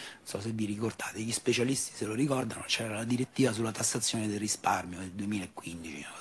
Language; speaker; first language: Italian; native; Italian